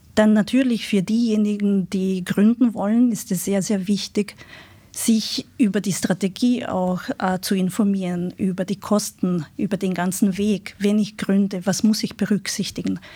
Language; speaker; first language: German; non-native, fluent; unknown